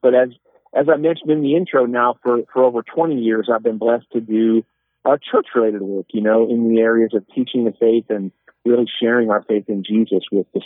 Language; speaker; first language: English; native; English